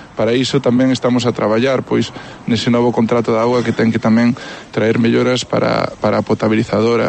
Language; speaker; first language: Galician; native; Galician